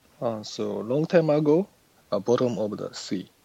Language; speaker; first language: English; non-native, learner; Japanese